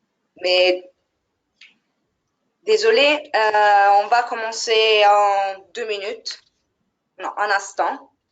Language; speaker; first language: French; non-native, fluent; Italian